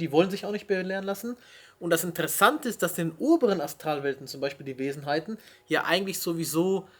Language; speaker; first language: German; native; German